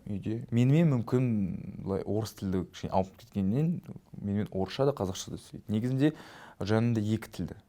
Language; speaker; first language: Kazakh; native; Kazakh